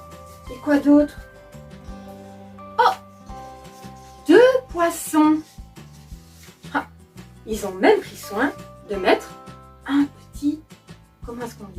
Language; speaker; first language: French; native; French